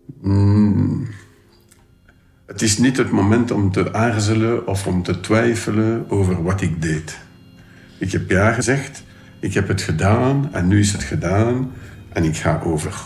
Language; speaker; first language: Dutch; non-native, local second language; French